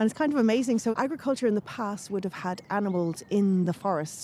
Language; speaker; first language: English; native; English